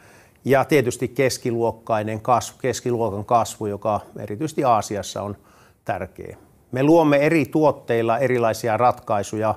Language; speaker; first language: Finnish; native; Finnish